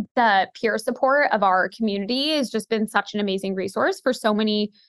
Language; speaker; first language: English; native; English